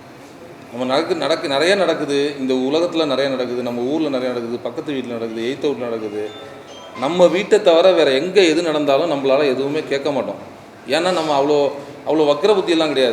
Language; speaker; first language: Tamil; native; Tamil